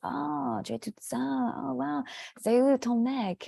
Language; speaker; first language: French; non-native, fluent; English